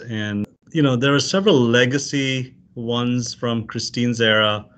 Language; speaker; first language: English; non-native, local second language; Urdu